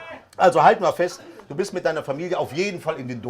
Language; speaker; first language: German; native; German